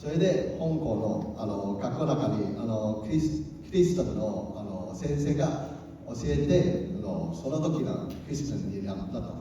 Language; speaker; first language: Japanese; non-native, learner; Cantonese